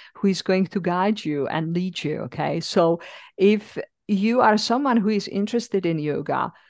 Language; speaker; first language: English; non-native, fluent; Czech